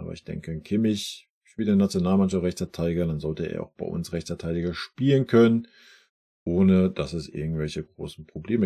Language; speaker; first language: German; native; German